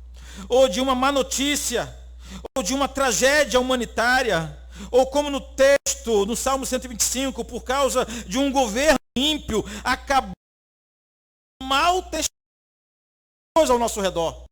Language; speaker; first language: Portuguese; native; Portuguese